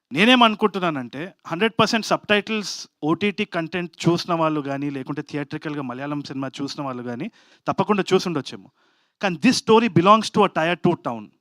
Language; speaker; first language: Telugu; native; Telugu